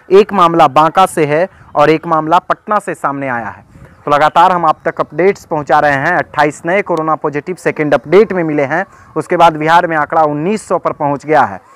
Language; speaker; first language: Hindi; native; Hindi